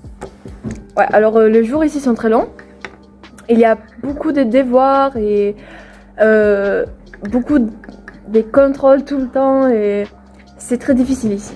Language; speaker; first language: French; non-native, fluent; Swedish